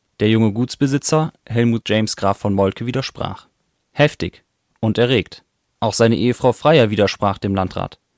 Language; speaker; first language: German; native; German